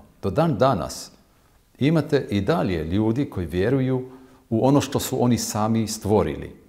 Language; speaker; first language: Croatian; non-native, fluent; Hebrew